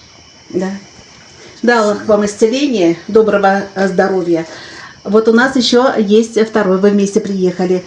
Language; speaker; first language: Russian; native; Russian